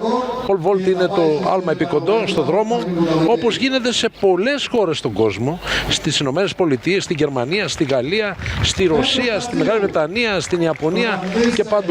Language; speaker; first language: Greek; native; Greek